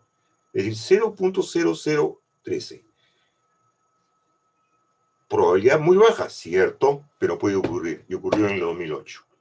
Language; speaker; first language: Spanish; native; Spanish